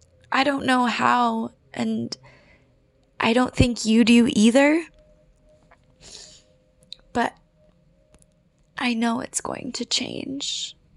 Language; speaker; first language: English; early bilingual, other home language; Spanish